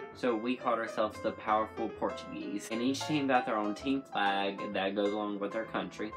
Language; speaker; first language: English; native; English